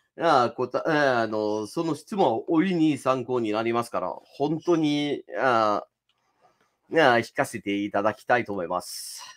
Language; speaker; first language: Japanese; non-native, fluent; English